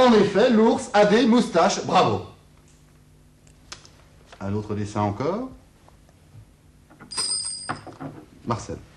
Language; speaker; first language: French; native; French